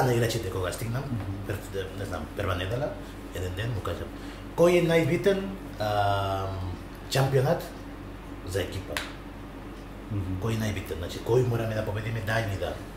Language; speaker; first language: Macedonian; non-native, learner; Spanish